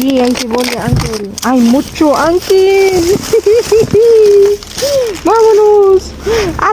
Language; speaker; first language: Spanish; non-native, learner; Filipino